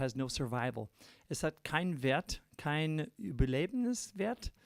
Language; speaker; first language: German; non-native, learner; English